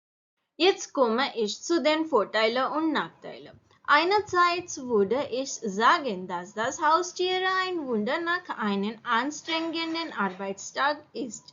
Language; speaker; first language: German; non-native, learner; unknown